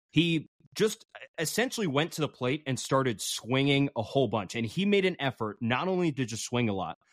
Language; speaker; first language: English; native; English